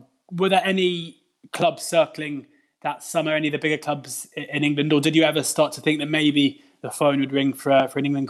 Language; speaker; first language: English; native; English